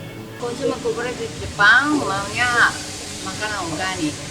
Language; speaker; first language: Indonesian; non-native, fluent; Japanese